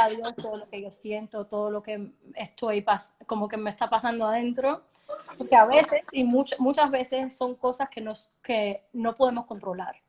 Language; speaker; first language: Spanish; early bilingual, heritage; Spanish